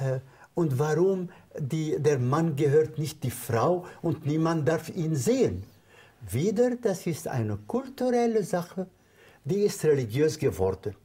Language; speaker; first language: German; non-native, fluent; Arabic